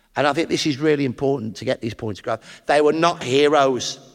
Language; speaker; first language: English; native; English